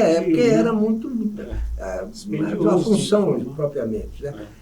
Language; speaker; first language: Portuguese; native; Portuguese